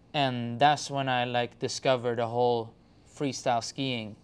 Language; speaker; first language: English; non-native, fluent; Swedish